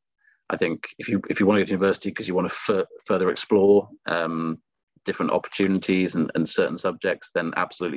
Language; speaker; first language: English; native; English